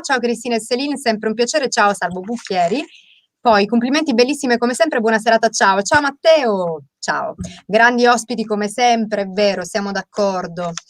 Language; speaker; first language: Italian; native; Italian